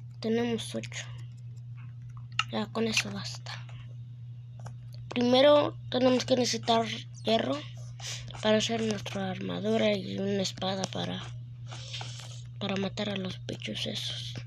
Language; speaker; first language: Spanish; early bilingual, heritage; Spanish